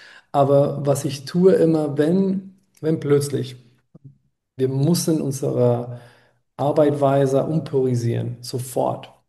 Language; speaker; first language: German; non-native, fluent; Spanish